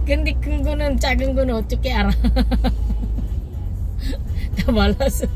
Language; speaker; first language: Korean; non-native, local second language; Filipino